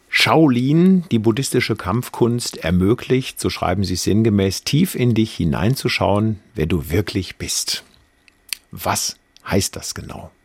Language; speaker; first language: German; native; German